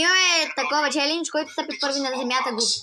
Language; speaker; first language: Bulgarian; early bilingual, other home language; Russian